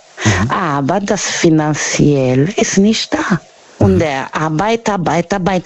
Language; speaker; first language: German; non-native, learner; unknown